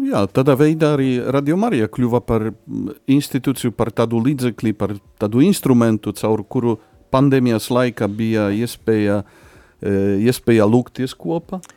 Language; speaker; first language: Latvian; non-native, fluent; Polish